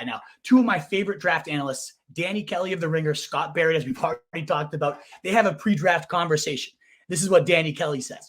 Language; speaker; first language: English; native; English